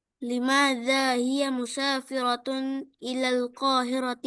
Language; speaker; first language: Arabic; non-native, learner; Indonesian